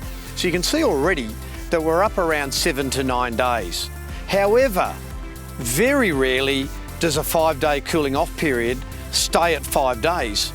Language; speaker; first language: English; native; English